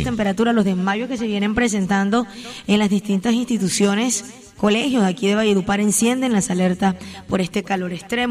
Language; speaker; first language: Spanish; native; Spanish